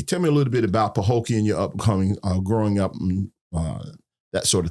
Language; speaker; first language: English; native; English